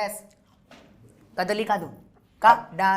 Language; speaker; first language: Telugu; non-native, learner; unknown